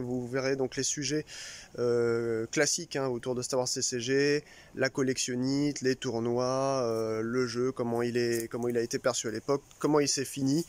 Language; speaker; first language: French; native; French